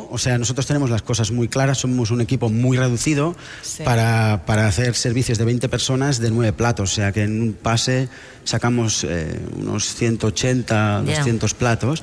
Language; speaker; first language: Spanish; non-native, local second language; Catalan